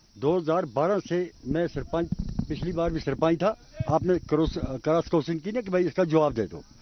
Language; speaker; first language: Urdu; non-native, local second language; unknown